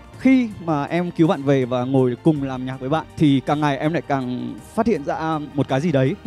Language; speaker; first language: Vietnamese; native; Vietnamese